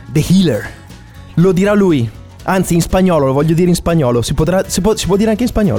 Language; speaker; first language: Italian; native; Italian